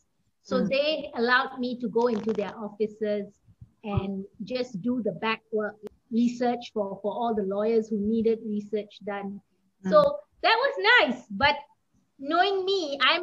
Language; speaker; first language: English; native; English